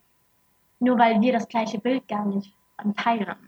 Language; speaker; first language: German; early bilingual, other home language; Arabic